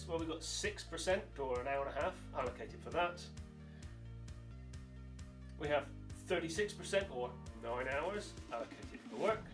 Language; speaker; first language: English; native; English